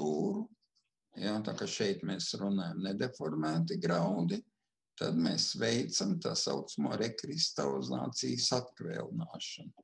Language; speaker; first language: Latvian; native; Latvian